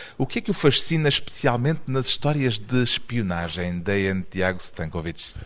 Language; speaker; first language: Portuguese; native; Portuguese